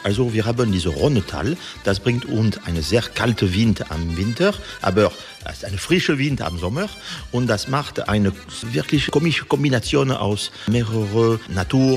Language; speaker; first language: German; non-native, learner; French